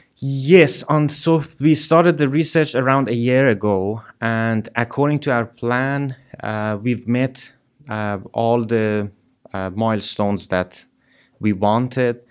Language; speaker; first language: English; non-native, fluent; Persian